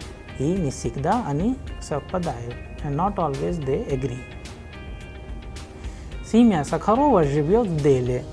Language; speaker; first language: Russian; non-native, fluent; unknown